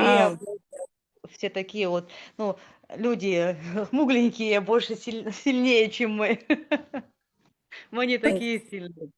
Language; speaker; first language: Russian; native; Russian